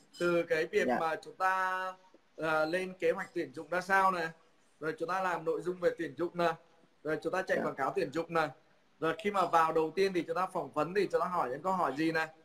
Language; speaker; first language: Vietnamese; native; Vietnamese